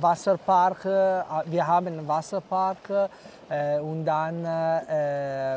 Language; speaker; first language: German; non-native, learner; Italian